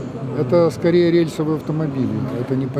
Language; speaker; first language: Russian; native; Russian